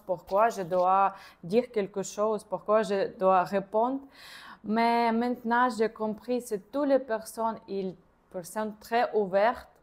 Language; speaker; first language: French; non-native, learner; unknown